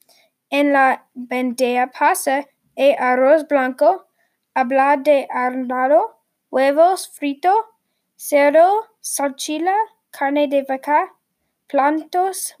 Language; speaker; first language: Spanish; non-native, learner; English